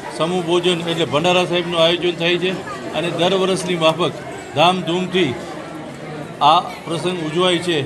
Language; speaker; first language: Gujarati; non-native, local second language; Sindhi